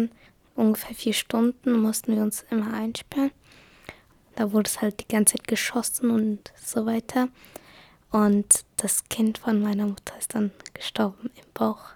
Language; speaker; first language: German; early bilingual, other home language; Kurdish